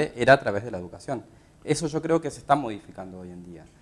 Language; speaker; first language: Spanish; native; Spanish